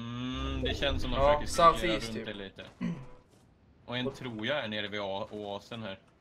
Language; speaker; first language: Swedish; native; Swedish